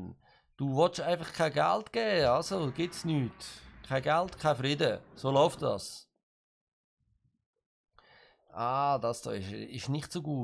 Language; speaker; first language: German; native; German